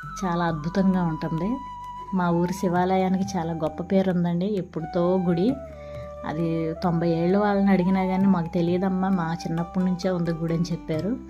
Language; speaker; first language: Telugu; native; Telugu